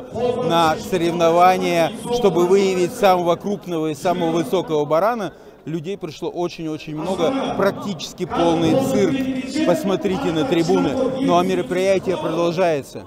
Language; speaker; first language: Russian; native; Russian